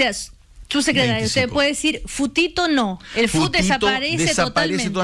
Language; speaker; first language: Spanish; native; Spanish